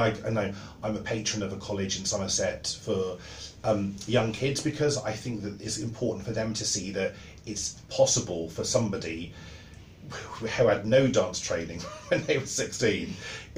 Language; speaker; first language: English; native; English